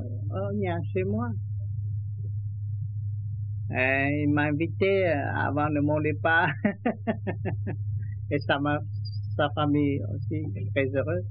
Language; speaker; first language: French; non-native, learner; Vietnamese